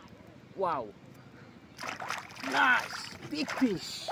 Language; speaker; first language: English; non-native, learner; Bangla